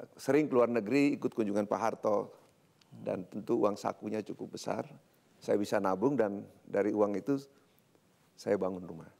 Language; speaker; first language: Indonesian; native; Indonesian